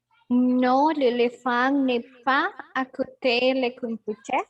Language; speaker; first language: French; non-native, learner; Spanish